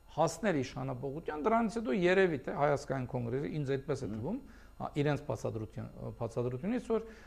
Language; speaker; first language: Armenian; early bilingual, heritage; Armenian